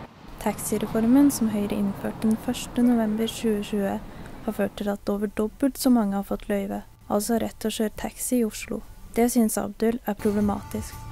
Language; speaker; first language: Norwegian; native; Norwegian